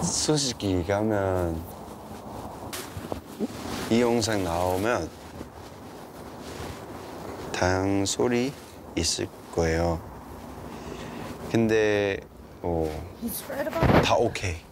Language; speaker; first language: Korean; non-native, fluent; Cantonese